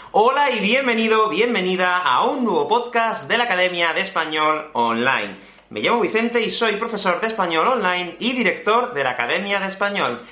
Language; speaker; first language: Spanish; native; Spanish